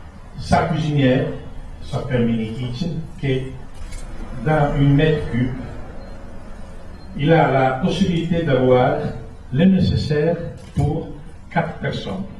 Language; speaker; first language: French; non-native, fluent; Italian